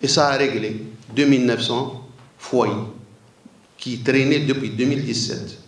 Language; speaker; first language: French; non-native, local second language; Arabic